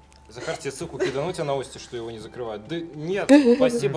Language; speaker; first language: Russian; native; Russian